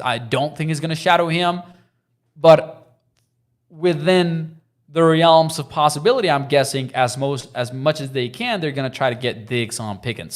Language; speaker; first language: English; native; English